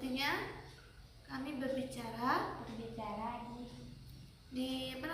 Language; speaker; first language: Indonesian; native; Indonesian